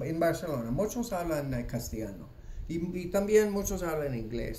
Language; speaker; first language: Spanish; non-native, fluent; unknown